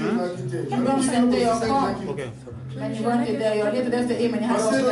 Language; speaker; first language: Swedish; non-native, fluent; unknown